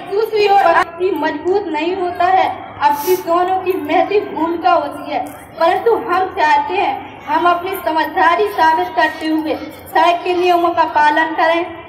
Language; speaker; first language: Hindi; native; Hindi